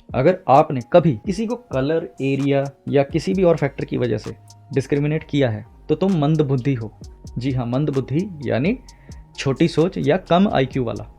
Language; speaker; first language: Hindi; native; Hindi